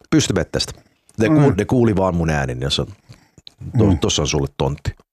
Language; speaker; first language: Finnish; early bilingual, heritage; Finnish